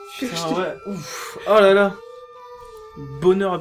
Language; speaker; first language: French; native; French